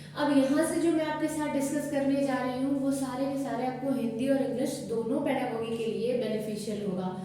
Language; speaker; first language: Hindi; native; Hindi